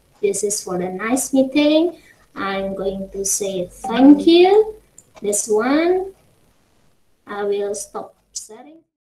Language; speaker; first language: English; non-native, fluent; Indonesian